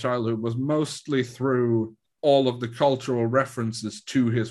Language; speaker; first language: English; non-native, fluent; Swedish